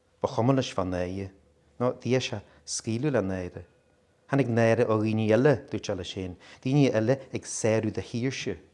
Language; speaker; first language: Irish; native; Irish